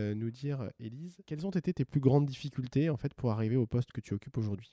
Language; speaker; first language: French; native; French